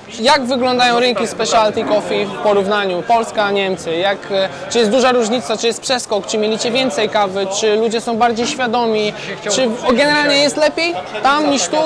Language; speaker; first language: Polish; native; Polish